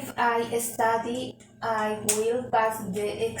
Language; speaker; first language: English; non-native, learner; Spanish